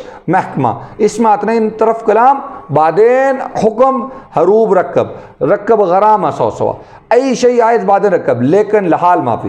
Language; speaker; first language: Arabic; non-native, learner; Urdu